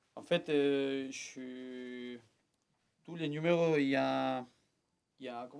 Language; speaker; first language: French; non-native, learner; Spanish